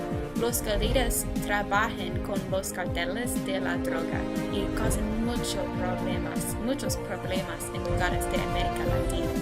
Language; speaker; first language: Spanish; non-native, learner; English